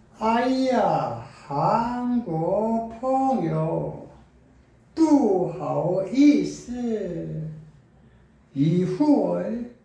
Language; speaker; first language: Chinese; non-native, learner; Korean